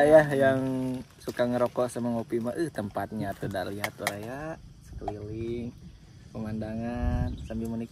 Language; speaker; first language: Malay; non-native, local second language; Sundanese